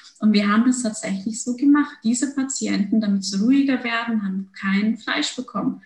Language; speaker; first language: German; early bilingual, other home language; Turkish